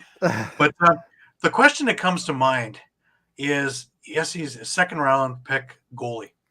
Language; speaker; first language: English; native; English